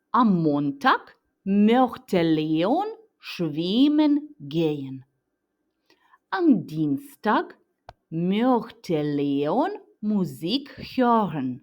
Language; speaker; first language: German; non-native, fluent; Ukrainian